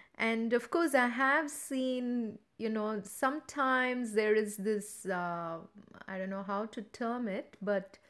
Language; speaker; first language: English; non-native, local second language; Tamil